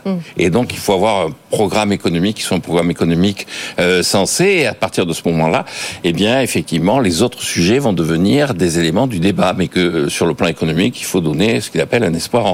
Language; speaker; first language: French; native; French